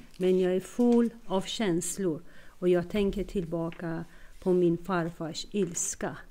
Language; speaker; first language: Swedish; non-native, fluent; Persian